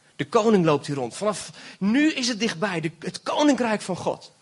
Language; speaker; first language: Dutch; native; Dutch